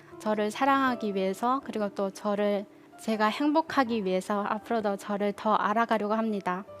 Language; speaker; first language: Korean; native; Korean